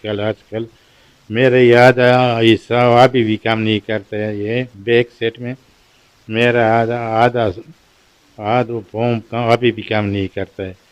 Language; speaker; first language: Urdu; non-native, local second language; Pashto